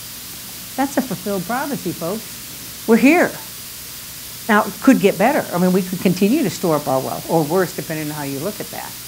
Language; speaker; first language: English; native; English